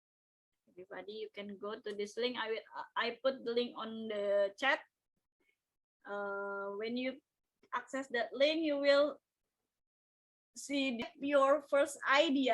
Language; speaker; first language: English; non-native, local second language; Indonesian